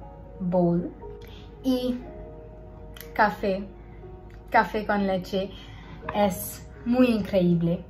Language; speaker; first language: Spanish; non-native, learner; English